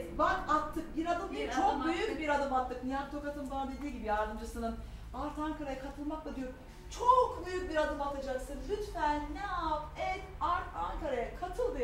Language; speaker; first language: Turkish; native; Turkish